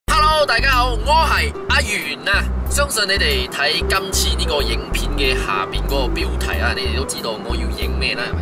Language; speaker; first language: Cantonese; non-native, local second language; Chinese